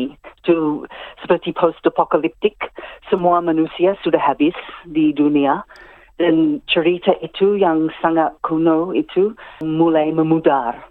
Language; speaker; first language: Indonesian; non-native, fluent; English